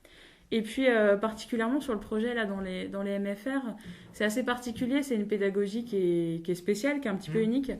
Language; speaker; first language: French; native; French